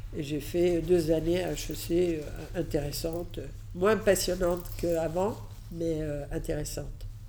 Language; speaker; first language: French; early bilingual, other home language; Catalan